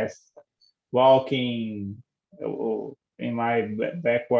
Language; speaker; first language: English; non-native, learner; Portuguese